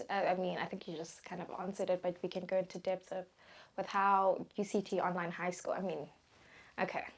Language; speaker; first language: English; non-native, local second language; Tswana